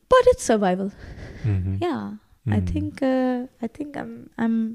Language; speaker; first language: English; non-native, local second language; Bangla